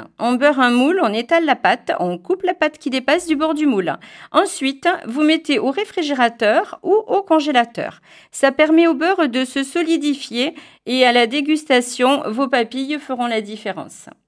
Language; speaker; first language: French; native; French